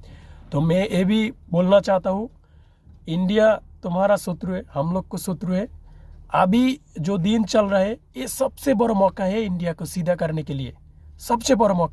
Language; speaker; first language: Hindi; non-native, fluent; Bangla